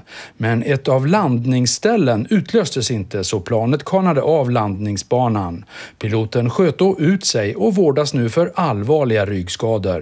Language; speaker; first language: Swedish; native; Swedish